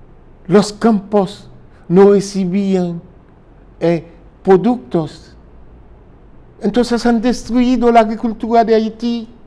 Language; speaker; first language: Spanish; non-native, fluent; French